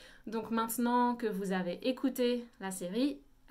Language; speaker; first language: French; native; French